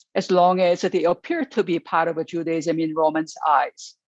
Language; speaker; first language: English; non-native, fluent; Korean